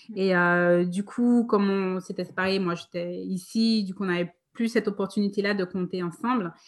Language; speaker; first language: French; native; French